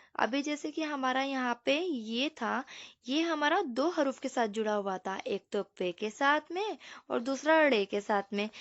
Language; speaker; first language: Hindi; native; Hindi